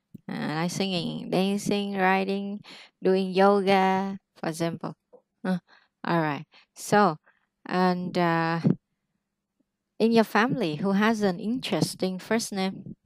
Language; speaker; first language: English; non-native, fluent; Vietnamese